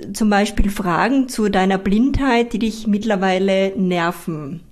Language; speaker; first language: German; native; German